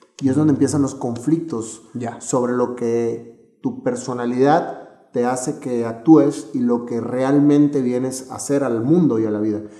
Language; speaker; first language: Spanish; native; Spanish